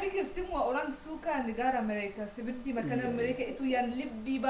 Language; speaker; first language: Indonesian; non-native, learner; Arabic